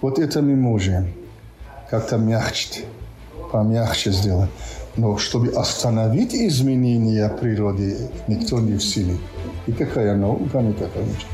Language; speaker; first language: Russian; non-native, local second language; Tajik